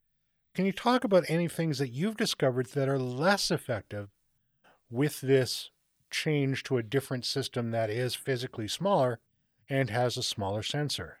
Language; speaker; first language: English; native; English